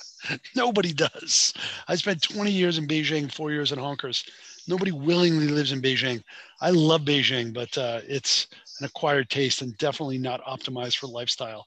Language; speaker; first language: English; native; English